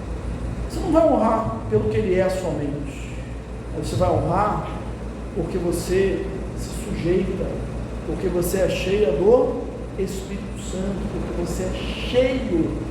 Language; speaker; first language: Portuguese; native; Portuguese